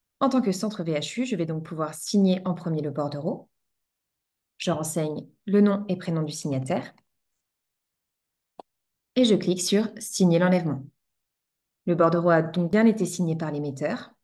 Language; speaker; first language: French; native; French